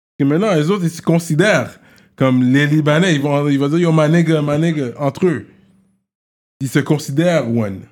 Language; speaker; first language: French; native; French